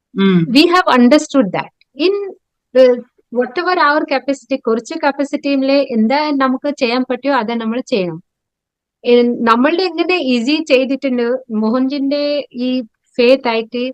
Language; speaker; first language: Malayalam; non-native, local second language; Odia